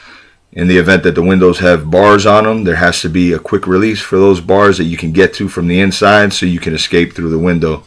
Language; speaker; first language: English; native; English